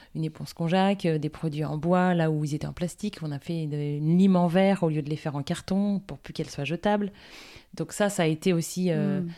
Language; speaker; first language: French; native; French